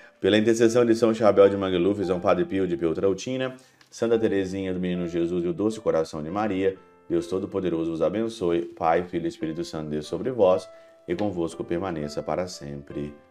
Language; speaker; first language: Portuguese; native; Portuguese